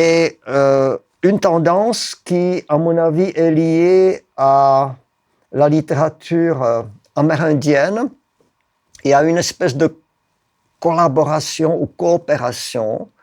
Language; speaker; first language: French; non-native, fluent; Czech